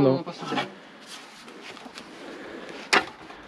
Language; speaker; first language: Spanish; non-native, learner; Russian